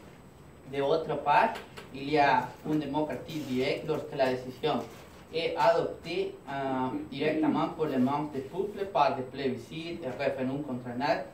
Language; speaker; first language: French; non-native, learner; Spanish